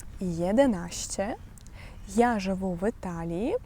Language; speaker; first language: Polish; non-native, fluent; Ukrainian